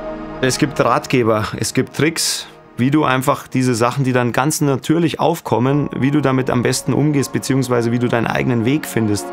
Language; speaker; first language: German; native; German